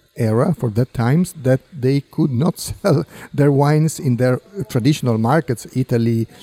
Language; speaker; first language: English; non-native, fluent; Italian